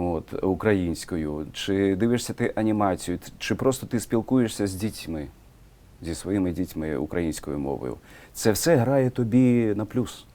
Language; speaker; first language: Ukrainian; non-native, local second language; Russian